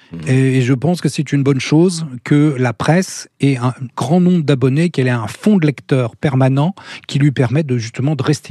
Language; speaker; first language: French; native; French